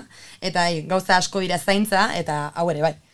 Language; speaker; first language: Basque; native; Basque